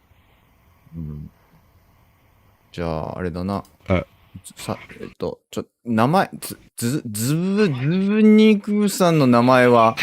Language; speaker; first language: Japanese; native; Japanese